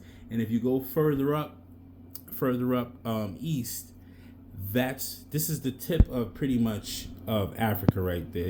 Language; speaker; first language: English; native; English